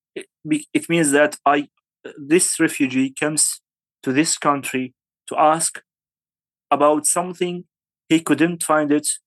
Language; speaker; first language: English; non-native, fluent; Arabic